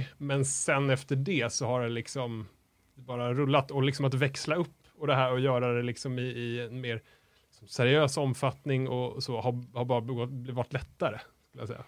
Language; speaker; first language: Swedish; native; Swedish